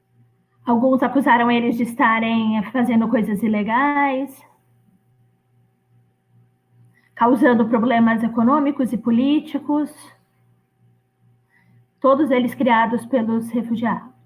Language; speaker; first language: Portuguese; non-native, fluent; Greek